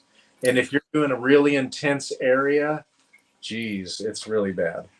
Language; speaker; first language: English; native; English